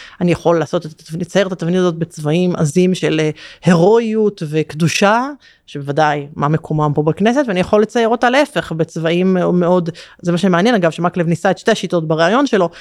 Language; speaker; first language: Hebrew; native; Hebrew